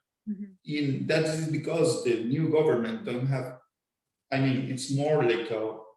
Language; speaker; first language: English; non-native, fluent; Spanish